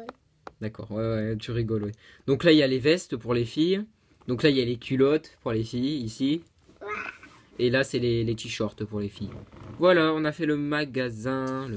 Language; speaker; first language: French; native; French